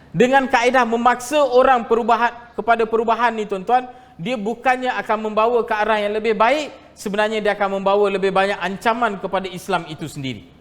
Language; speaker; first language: Malay; non-native, local second language; Tamil